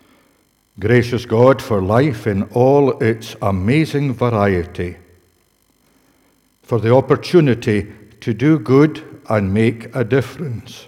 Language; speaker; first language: English; native; English